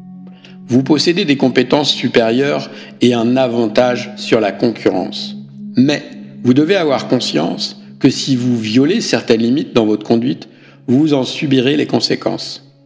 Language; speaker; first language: French; native; French